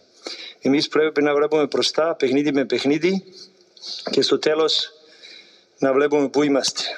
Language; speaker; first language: Greek; non-native, learner; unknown